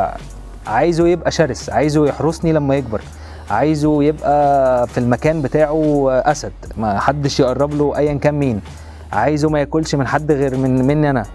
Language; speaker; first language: Arabic; native; Arabic